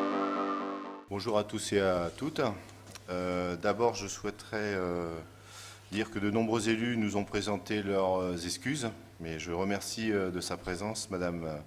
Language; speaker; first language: French; native; French